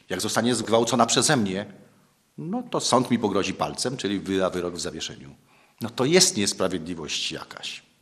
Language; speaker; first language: Polish; native; Polish